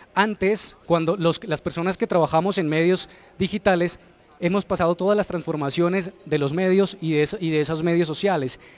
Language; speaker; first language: Spanish; native; Spanish